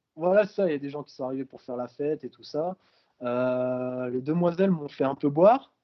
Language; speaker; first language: French; native; French